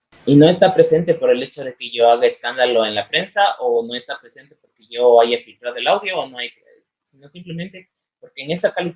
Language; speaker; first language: Spanish; native; Spanish